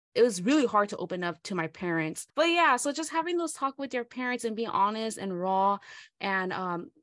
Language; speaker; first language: English; early bilingual, other home language; Hmong